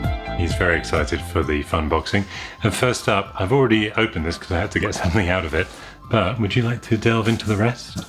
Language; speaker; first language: English; native; English